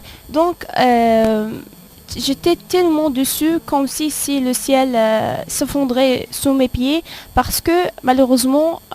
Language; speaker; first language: French; non-native, fluent; Arabic